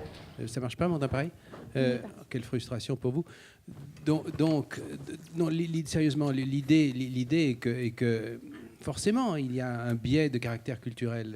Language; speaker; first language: French; native; French